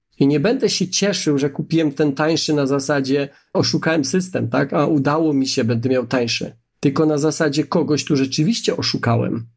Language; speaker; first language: Polish; native; Polish